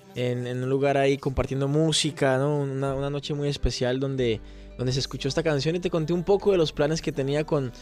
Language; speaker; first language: Spanish; native; Spanish